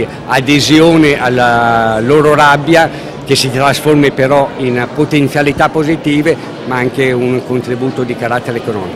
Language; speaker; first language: Italian; native; Italian